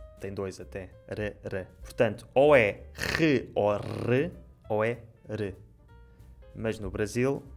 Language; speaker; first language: Portuguese; native; Portuguese